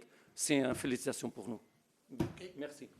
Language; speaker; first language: French; non-native, learner; Portuguese